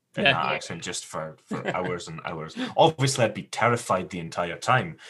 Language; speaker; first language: English; native; English